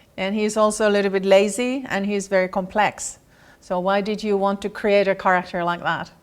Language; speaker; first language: English; non-native, fluent; Finnish